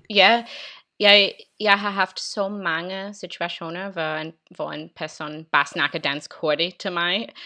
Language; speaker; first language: Danish; non-native, learner; English